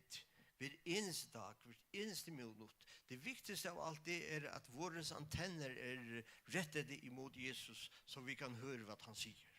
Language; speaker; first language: Danish; non-native, local second language; Faroese